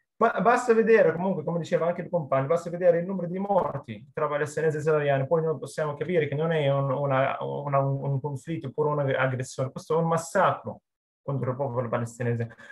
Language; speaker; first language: Italian; non-native, fluent; Arabic